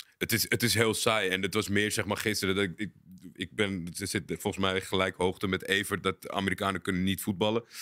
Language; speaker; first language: Dutch; native; Dutch